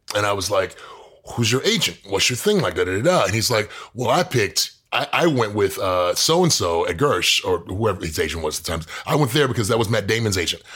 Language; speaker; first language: English; native; English